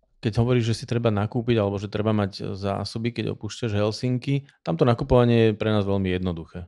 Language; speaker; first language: Slovak; native; Slovak